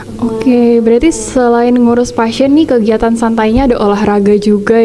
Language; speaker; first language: Indonesian; native; Indonesian